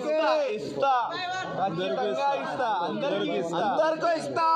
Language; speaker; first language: Telugu; non-native, learner; Hindi